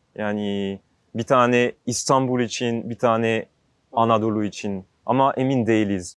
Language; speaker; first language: Turkish; non-native, fluent; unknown